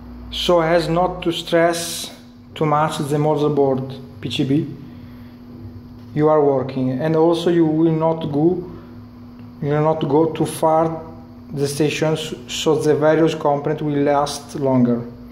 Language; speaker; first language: English; non-native, learner; Italian